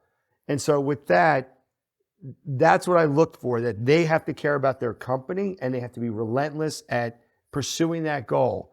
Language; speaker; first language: English; native; English